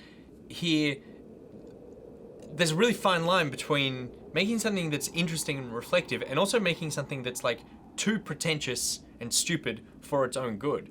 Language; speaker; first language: English; native; English